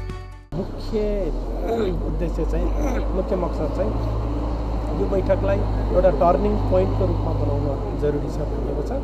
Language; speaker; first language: Nepali; native; Nepali